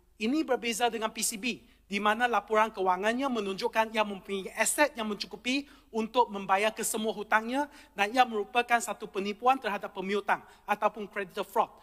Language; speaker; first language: Malay; non-native, local second language; Chinese